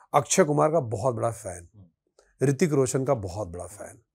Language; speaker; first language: Hindi; native; Hindi